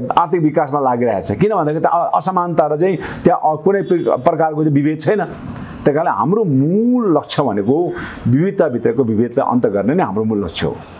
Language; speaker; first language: Nepali; non-native, local second language; Sherpa